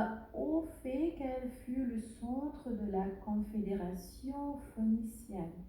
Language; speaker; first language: French; non-native, learner; Arabic